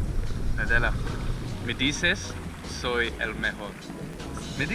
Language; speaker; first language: Spanish; non-native, learner; English